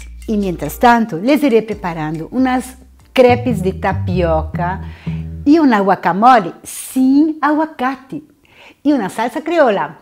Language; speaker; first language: Spanish; non-native, fluent; Portuguese